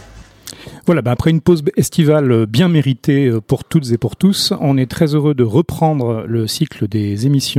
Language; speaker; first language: French; native; French